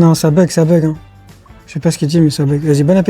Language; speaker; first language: French; native; French